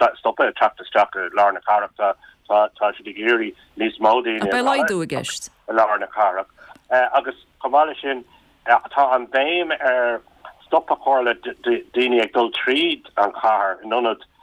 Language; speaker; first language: Irish; non-native, local second language; English